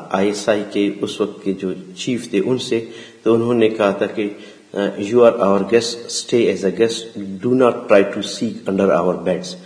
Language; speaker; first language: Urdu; non-native, local second language; Baluchi